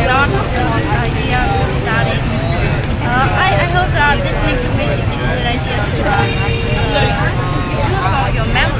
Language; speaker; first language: English; non-native, learner; Vietnamese